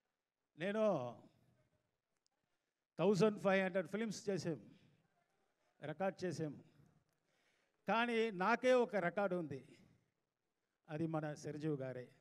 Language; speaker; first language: Telugu; non-native, fluent; Tamil